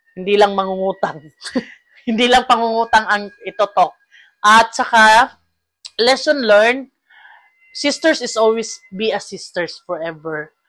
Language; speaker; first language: Filipino; non-native, local second language; Cebuano